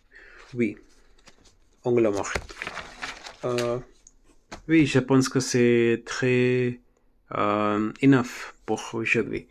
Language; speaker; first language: French; non-native, learner; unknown